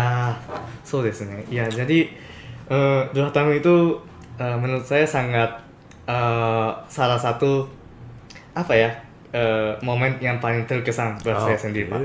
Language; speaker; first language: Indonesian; non-native, fluent; Japanese